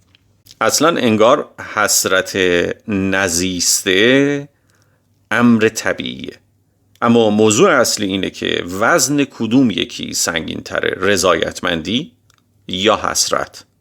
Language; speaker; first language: Persian; native; Persian